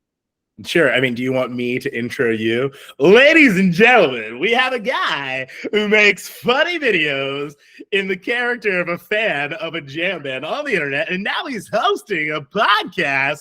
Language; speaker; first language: English; native; English